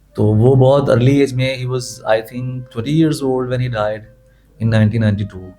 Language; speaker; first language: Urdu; non-native, local second language; Punjabi